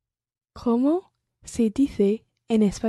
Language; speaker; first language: Spanish; non-native, learner; English